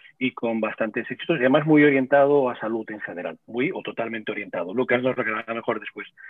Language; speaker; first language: Spanish; native; Spanish